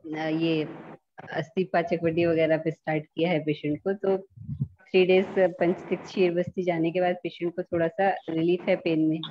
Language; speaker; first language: Hindi; native; Hindi